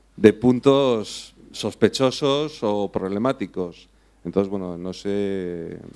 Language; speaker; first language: Spanish; non-native, fluent; English